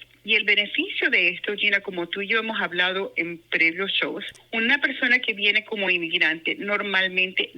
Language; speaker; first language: Spanish; non-native, local second language; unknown